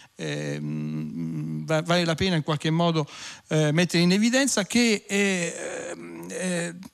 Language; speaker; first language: Italian; native; Italian